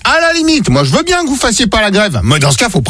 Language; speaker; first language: French; native; French